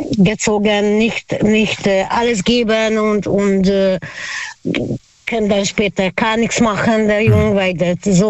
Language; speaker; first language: German; non-native, learner; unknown